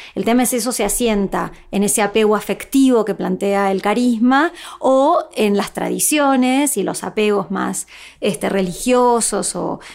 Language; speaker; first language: Spanish; native; Spanish